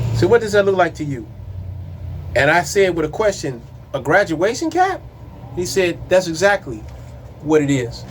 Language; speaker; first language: English; native; English